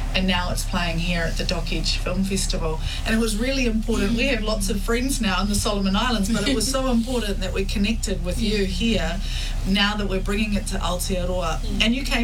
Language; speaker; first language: English; native; English